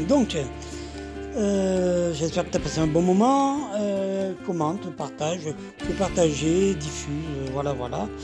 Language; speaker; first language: French; native; French